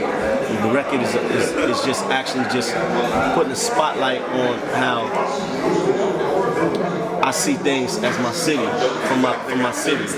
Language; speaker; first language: English; native; English